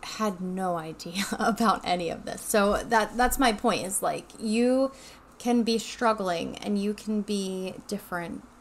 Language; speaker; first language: English; native; English